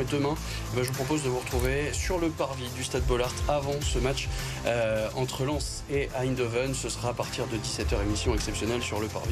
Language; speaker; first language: French; native; French